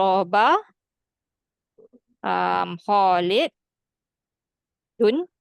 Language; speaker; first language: Arabic; non-native, fluent; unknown